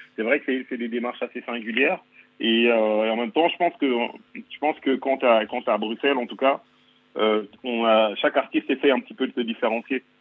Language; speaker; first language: French; native; French